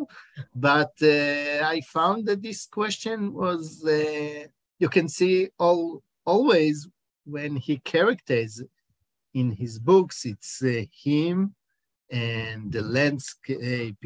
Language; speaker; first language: English; non-native, fluent; Hebrew